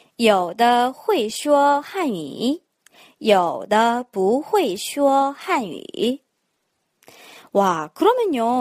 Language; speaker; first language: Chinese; non-native, fluent; Korean